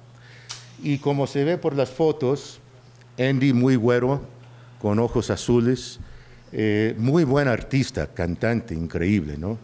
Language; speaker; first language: Spanish; early bilingual, heritage; Spanish